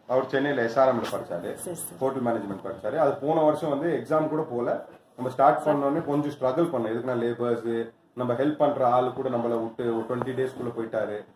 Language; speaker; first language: Tamil; non-native, local second language; Kashmiri